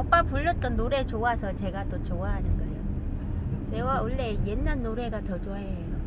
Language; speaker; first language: Korean; non-native, learner; Vietnamese